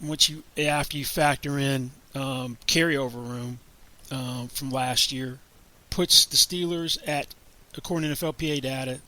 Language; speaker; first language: English; native; English